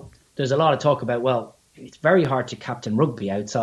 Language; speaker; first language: English; native; English